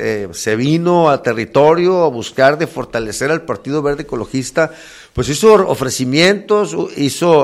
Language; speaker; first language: Spanish; native; Spanish